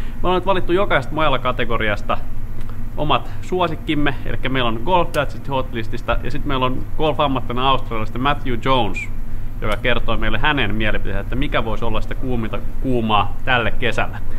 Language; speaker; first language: Finnish; native; Finnish